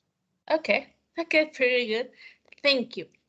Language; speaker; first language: English; non-native, fluent; Spanish